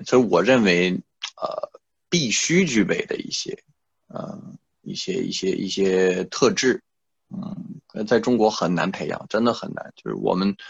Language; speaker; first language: Chinese; non-native, fluent; French